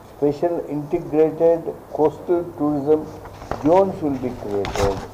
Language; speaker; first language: English; non-native, local second language; Kannada